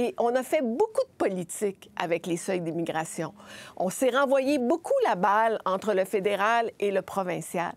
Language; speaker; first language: French; native; French